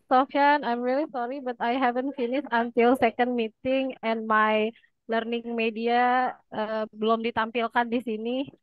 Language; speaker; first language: English; non-native, fluent; Indonesian